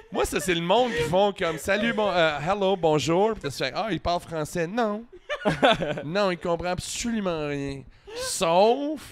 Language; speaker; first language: French; native; French